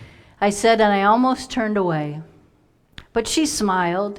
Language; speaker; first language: English; native; English